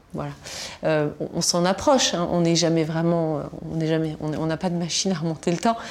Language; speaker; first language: French; native; French